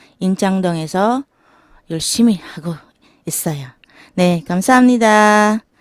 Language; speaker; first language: Korean; non-native, learner; Filipino